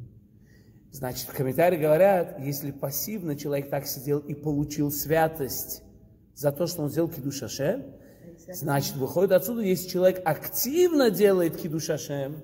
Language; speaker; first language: Russian; early bilingual, heritage; Russian